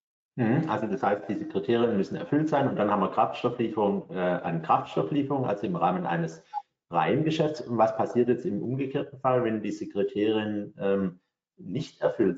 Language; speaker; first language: German; native; German